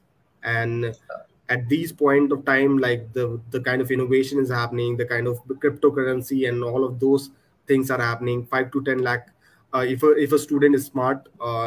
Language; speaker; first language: English; non-native, local second language; Punjabi